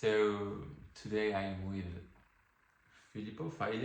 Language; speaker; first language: English; non-native, learner; French